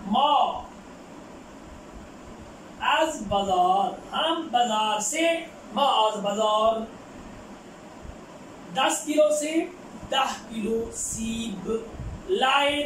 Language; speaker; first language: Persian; non-native, fluent; Urdu